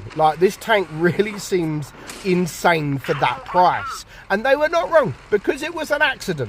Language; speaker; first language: English; native; English